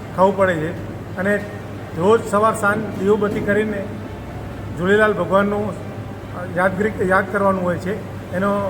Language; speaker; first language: Gujarati; non-native, local second language; Sindhi